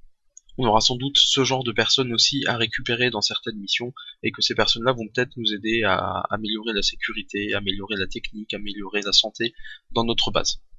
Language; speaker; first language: French; native; French